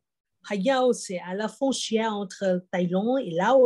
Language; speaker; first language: French; non-native, fluent; Thai